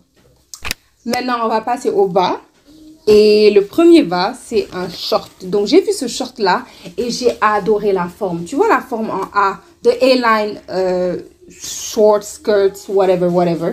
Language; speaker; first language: French; non-native, local second language; Wolof